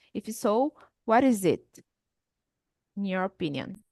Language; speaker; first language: English; non-native, fluent; Portuguese